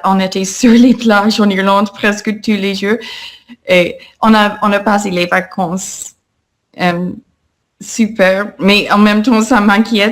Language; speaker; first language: French; non-native, fluent; English